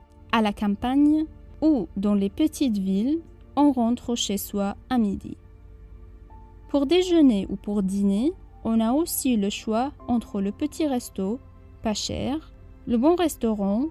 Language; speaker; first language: French; non-native, fluent; Arabic